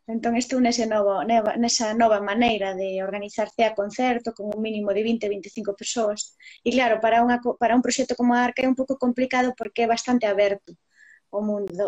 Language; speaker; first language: Galician; native; Galician